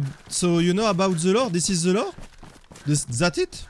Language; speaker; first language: English; non-native, learner; French